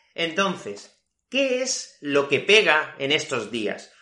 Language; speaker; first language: Spanish; native; Spanish